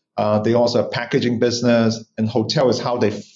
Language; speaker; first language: English; non-native, local second language; Cantonese